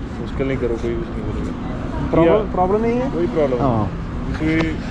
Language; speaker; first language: Hindi; non-native, local second language; Malayalam